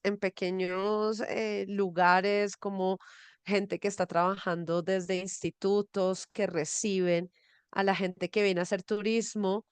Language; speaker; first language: Spanish; native; Spanish